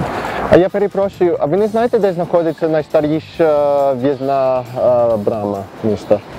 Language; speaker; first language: Ukrainian; early bilingual, heritage; Ukrainian